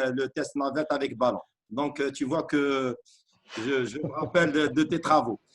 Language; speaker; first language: French; non-native, local second language; Arabic